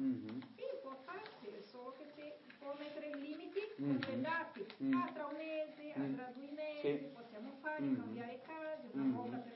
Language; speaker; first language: Italian; non-native, learner; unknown